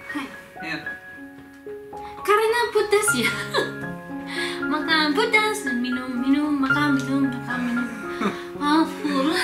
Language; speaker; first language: Indonesian; non-native, learner; Japanese